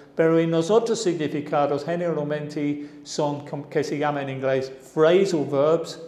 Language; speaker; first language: Spanish; non-native, fluent; English